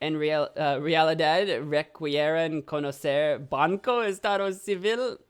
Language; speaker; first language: Spanish; non-native, learner; English